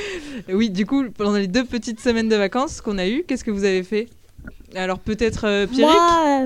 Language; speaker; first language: French; native; French